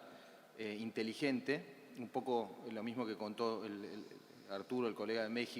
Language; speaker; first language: Spanish; native; Spanish